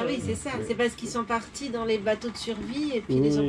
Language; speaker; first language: French; native; French